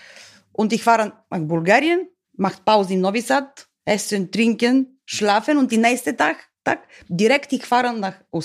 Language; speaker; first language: German; non-native, learner; Bulgarian